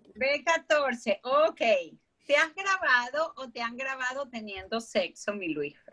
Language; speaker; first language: Spanish; native; Spanish